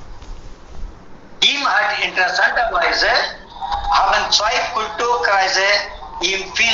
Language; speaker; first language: German; non-native, fluent; Tamil